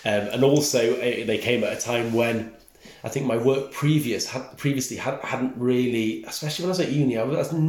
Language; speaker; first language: English; native; English